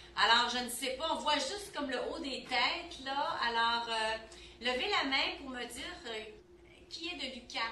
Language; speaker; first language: French; native; French